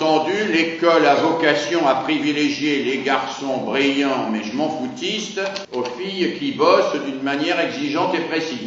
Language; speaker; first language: French; native; French